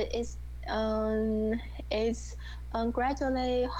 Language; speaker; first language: English; non-native, learner; Chinese